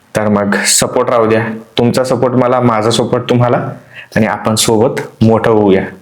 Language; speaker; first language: Marathi; native; Marathi